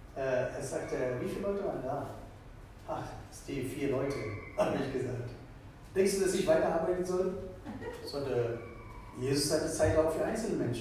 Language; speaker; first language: German; non-native, fluent; Tamil